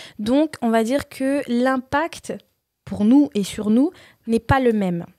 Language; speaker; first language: French; early bilingual, other home language; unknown